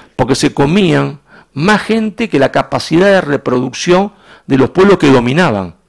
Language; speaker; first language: Spanish; native; Spanish